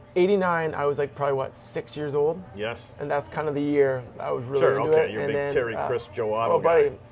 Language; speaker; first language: English; native; English